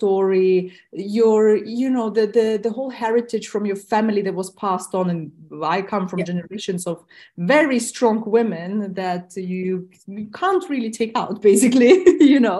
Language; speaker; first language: English; non-native, fluent; Russian